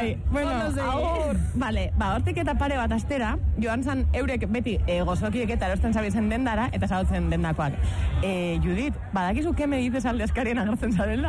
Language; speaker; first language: Basque; native; Basque